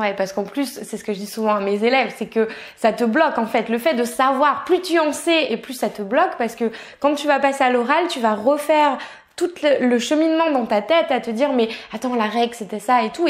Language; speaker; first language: French; native; French